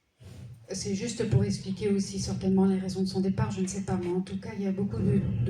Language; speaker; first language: French; native; French